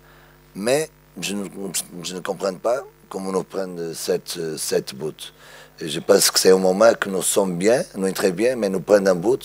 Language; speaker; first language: French; non-native, learner; Portuguese